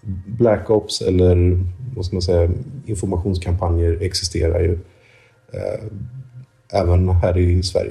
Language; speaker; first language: Swedish; native; Swedish